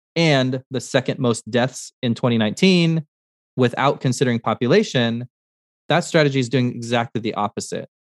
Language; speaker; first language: English; native; English